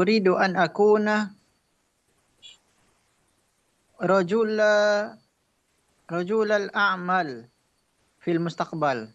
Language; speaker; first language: Arabic; non-native, learner; Indonesian